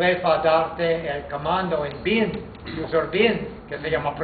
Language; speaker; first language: Spanish; non-native, fluent; English